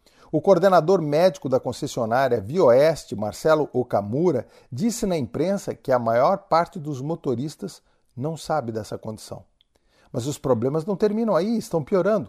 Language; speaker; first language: Portuguese; native; Portuguese